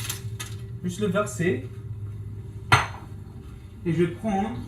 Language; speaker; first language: French; non-native, local second language; English